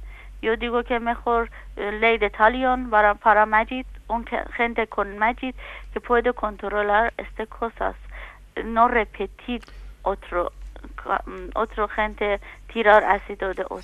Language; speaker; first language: Spanish; non-native, learner; Persian